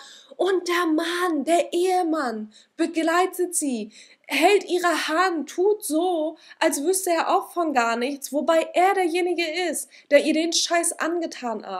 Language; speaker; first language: German; native; German